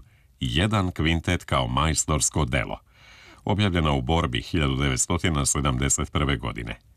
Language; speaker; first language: Serbian; native; Serbian